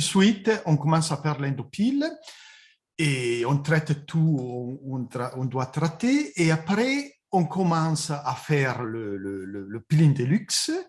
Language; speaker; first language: French; non-native, fluent; Italian